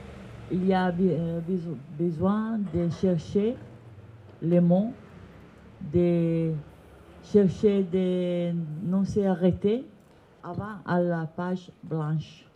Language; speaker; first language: French; non-native, learner; Italian